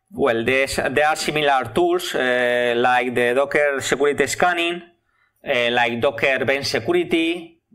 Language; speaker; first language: English; non-native, learner; Spanish